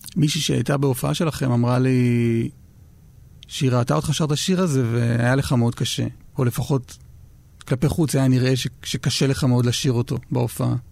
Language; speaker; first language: Hebrew; native; Hebrew